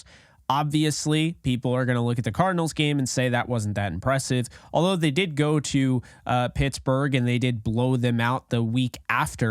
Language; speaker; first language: English; native; English